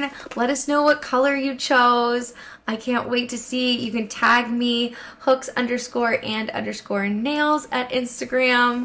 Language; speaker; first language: English; native; English